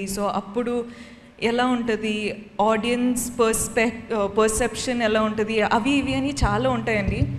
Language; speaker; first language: Telugu; non-native, fluent; Kodava